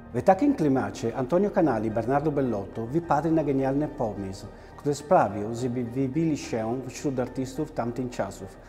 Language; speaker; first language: Polish; non-native, fluent; Italian